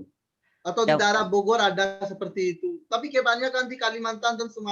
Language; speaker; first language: Indonesian; non-native, fluent; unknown